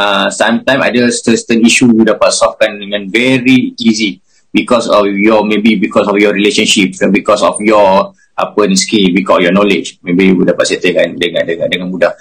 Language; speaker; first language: English; non-native, local second language; Malay